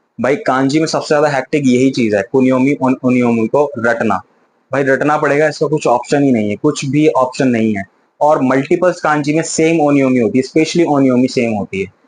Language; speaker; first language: Hindi; native; Hindi